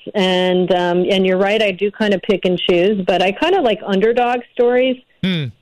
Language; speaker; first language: English; native; English